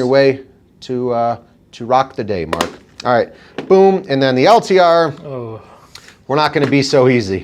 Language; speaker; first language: English; native; English